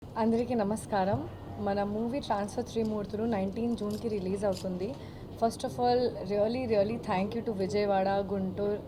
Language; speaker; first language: Telugu; non-native, fluent; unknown